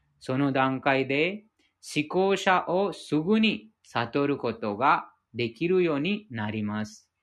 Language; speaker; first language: Japanese; non-native, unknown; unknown